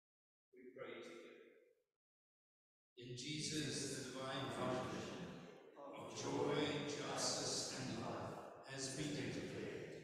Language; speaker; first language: English; native; English